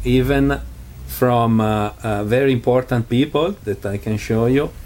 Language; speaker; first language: English; non-native, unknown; Italian